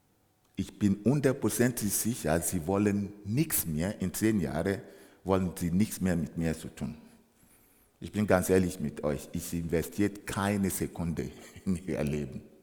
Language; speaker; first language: German; non-native, fluent; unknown